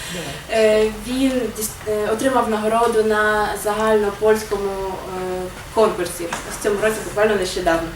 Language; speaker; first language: Ukrainian; native; Ukrainian